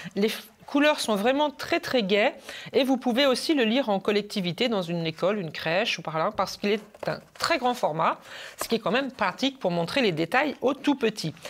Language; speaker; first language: French; native; French